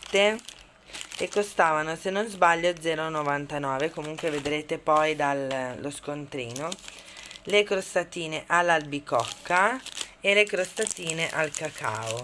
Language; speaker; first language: Italian; native; Italian